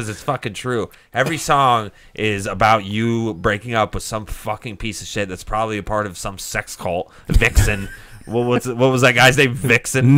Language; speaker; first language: English; native; English